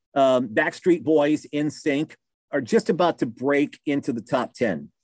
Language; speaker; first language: English; native; English